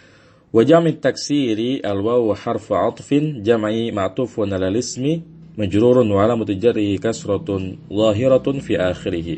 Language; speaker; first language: Arabic; non-native, fluent; Indonesian